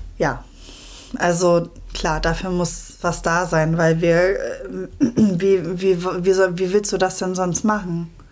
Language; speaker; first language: German; native; German